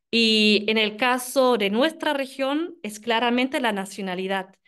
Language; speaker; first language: Spanish; non-native, fluent; German